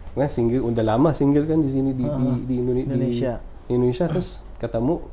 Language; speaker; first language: Indonesian; non-native, fluent; Filipino